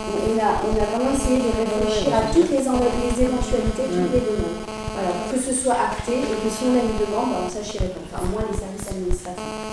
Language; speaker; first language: French; native; French